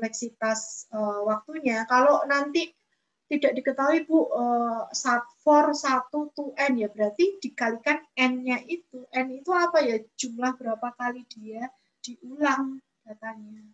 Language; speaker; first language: Indonesian; native; Indonesian